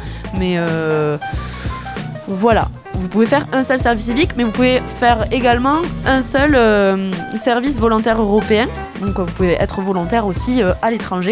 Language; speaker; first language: French; native; French